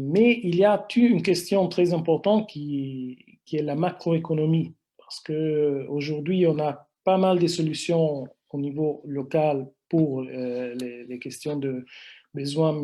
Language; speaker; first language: French; non-native, fluent; Italian